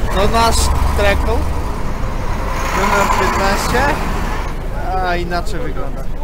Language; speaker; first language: Polish; non-native, learner; Russian